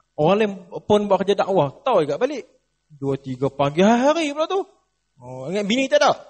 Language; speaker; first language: Malay; native; Malay